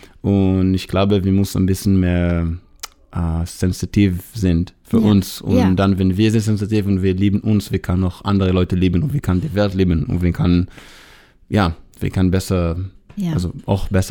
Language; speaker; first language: German; non-native, fluent; Hebrew